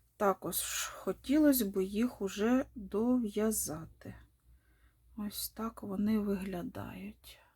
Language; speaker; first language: Ukrainian; non-native, local second language; Russian